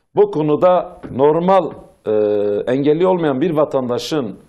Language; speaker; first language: Turkish; non-native, local second language; Zaza